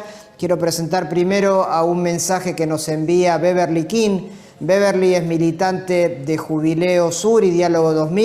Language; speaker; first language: Spanish; native; Spanish